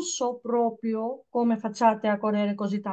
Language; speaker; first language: Italian; non-native, learner; Greek